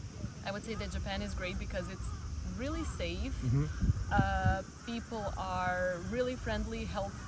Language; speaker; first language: English; non-native, fluent; Croatian